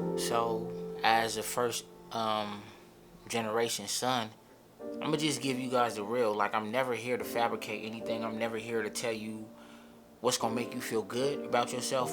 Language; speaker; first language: English; early bilingual, other home language; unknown